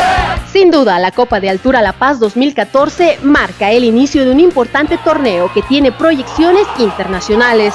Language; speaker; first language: Spanish; native; Spanish